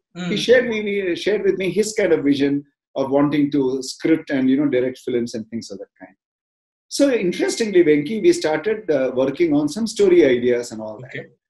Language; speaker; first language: English; non-native, local second language; Tamil